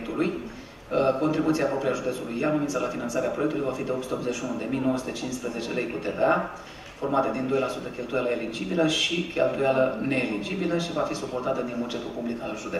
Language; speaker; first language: Romanian; native; Romanian